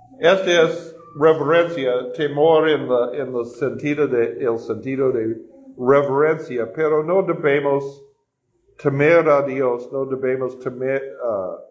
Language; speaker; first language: Spanish; non-native, fluent; English